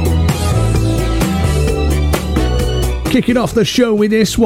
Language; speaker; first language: English; native; English